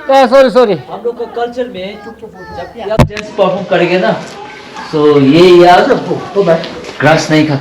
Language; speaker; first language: Hindi; non-native, fluent; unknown